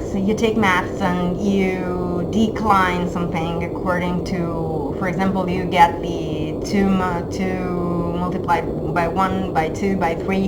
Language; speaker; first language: English; non-native, fluent; Italian